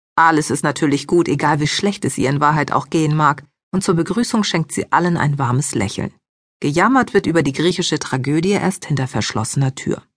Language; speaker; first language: German; early bilingual, other home language; Greek